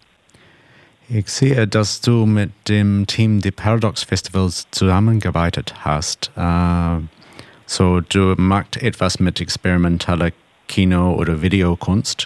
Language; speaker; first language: German; non-native, learner; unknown